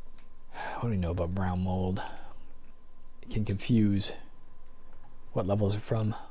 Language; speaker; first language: English; native; English